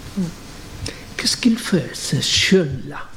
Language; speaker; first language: French; non-native, fluent; Spanish